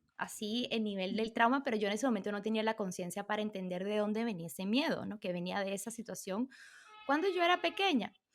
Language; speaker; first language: Spanish; early bilingual, other home language; Portuguese